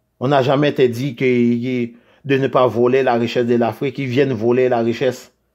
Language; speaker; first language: French; non-native, local second language; Haitian Creole